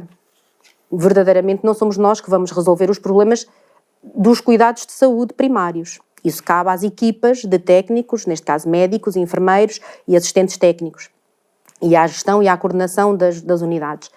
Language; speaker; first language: Portuguese; native; Portuguese